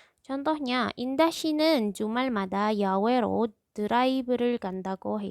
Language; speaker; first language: Korean; non-native, fluent; Indonesian